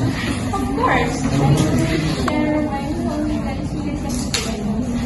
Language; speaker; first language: English; non-native, learner; Indonesian